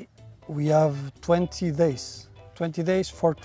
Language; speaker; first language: English; non-native, learner; Portuguese